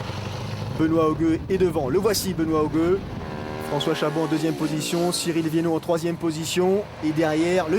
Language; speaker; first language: French; native; French